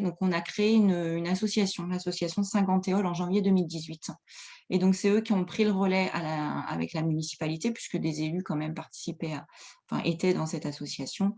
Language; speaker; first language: French; native; French